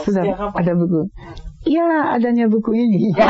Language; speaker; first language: Indonesian; non-native, fluent; Japanese